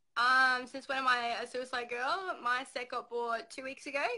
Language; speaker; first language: English; native; English